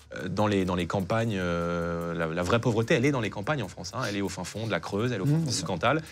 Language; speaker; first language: French; native; French